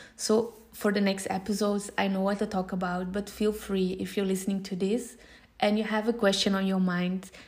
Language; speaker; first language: English; non-native, fluent; Dutch